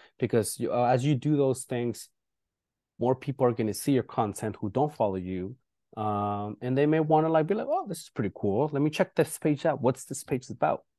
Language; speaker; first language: English; early bilingual, other home language; Spanish